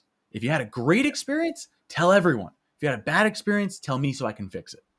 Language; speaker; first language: English; native; English